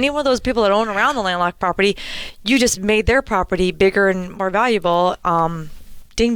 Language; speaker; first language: English; native; English